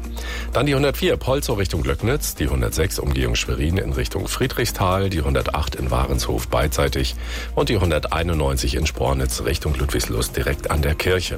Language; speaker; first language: German; native; German